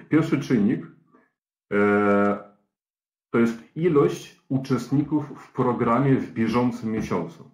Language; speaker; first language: Polish; native; Polish